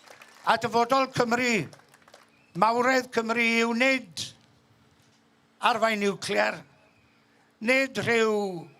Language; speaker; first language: Welsh; native; Welsh